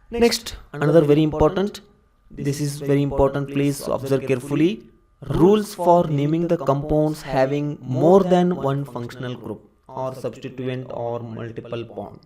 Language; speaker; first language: English; non-native, local second language; Kannada